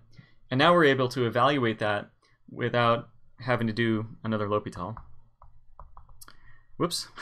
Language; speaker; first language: English; native; English